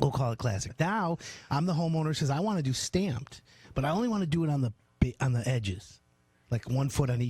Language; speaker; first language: English; native; English